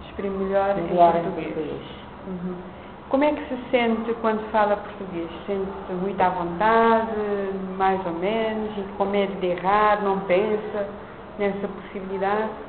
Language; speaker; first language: Portuguese; non-native, local second language; Kabuverdianu